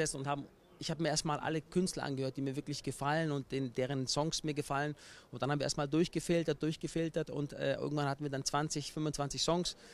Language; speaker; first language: German; native; German